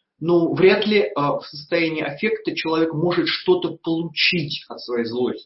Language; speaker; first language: Russian; native; Russian